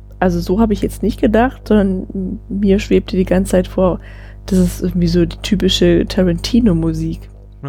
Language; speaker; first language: German; native; German